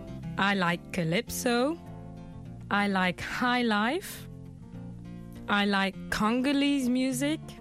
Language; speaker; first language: English; non-native, fluent; French